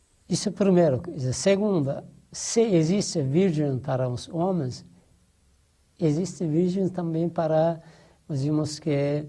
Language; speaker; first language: Portuguese; non-native, fluent; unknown